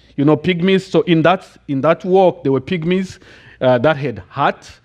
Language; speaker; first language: English; non-native, fluent; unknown